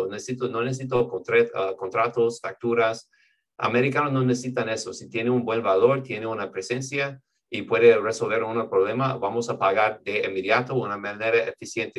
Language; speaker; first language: Spanish; non-native, fluent; English